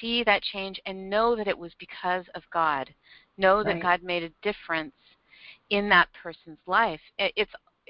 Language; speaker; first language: English; native; English